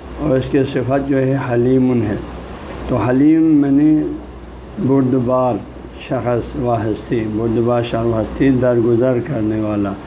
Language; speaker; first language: Urdu; non-native, local second language; Balti